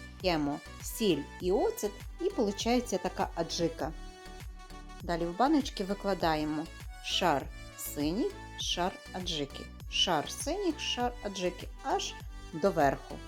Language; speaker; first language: Ukrainian; native; Ukrainian